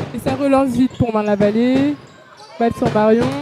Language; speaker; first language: French; native; French